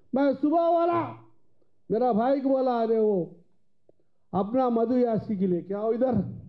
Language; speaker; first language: Hindi; non-native, local second language; Telugu